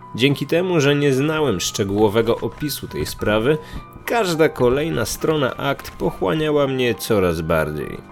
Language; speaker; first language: Polish; native; Polish